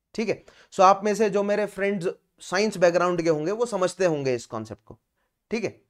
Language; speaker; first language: Hindi; native; Hindi